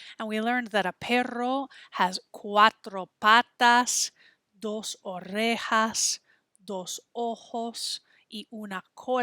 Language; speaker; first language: Spanish; non-native, fluent; English